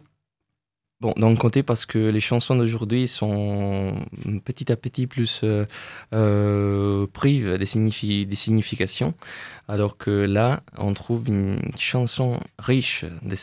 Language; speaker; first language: French; non-native, fluent; Italian